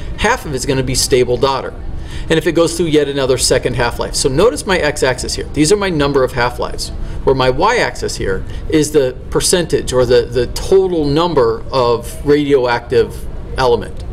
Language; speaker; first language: English; native; English